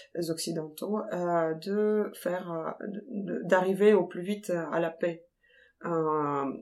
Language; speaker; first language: French; non-native, fluent; Ukrainian